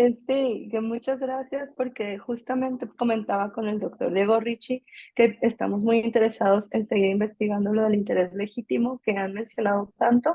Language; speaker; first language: Spanish; native; Spanish